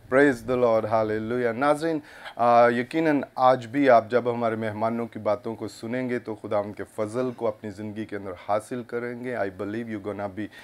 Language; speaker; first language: Urdu; non-native, local second language; Punjabi